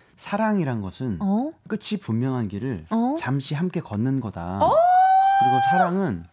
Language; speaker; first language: Korean; native; Korean